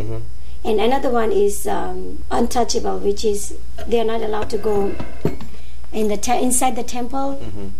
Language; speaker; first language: English; non-native, local second language; Nepali